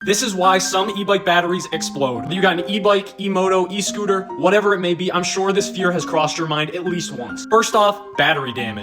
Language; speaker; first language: English; native; English